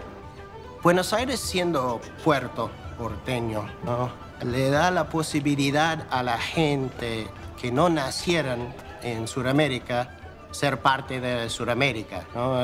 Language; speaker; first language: Spanish; non-native, fluent; English